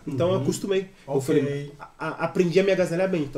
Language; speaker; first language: Portuguese; native; Portuguese